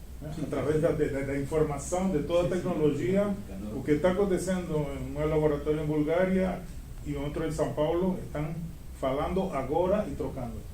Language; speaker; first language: Portuguese; non-native, fluent; Spanish